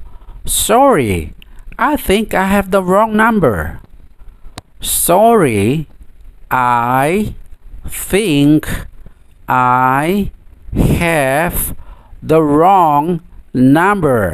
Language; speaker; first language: English; non-native, fluent; Indonesian